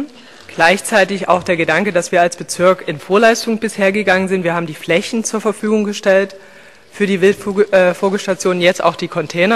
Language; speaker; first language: German; native; German